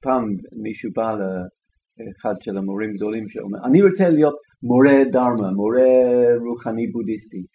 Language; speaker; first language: Hebrew; non-native, fluent; English